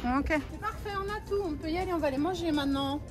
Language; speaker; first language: French; native; French